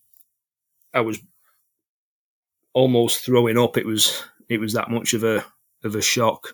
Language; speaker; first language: English; native; English